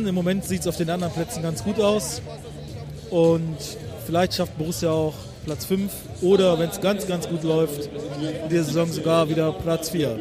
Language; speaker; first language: German; native; German